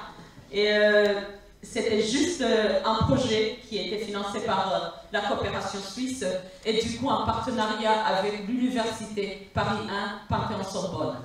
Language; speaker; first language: French; non-native, local second language; Rundi